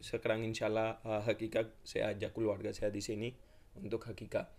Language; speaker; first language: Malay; non-native, fluent; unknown